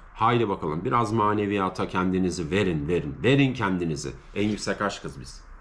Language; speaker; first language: Turkish; native; Turkish